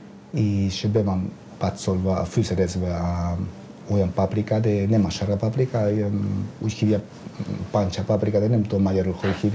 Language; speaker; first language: Hungarian; non-native, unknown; Spanish